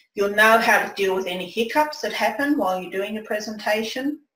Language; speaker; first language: English; native; English